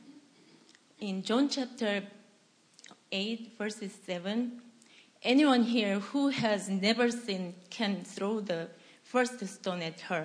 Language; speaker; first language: English; non-native, fluent; Korean